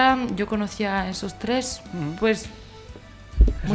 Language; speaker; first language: Spanish; non-native, fluent; French